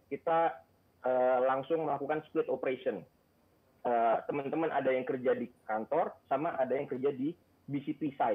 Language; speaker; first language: Indonesian; native; Indonesian